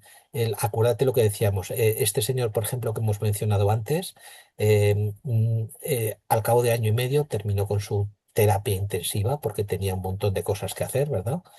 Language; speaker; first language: Spanish; native; Spanish